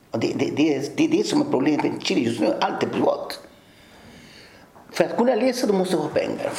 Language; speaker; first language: Swedish; early bilingual, other home language; Spanish